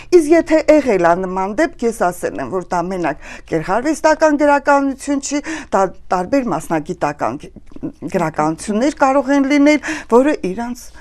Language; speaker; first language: Armenian; native; Armenian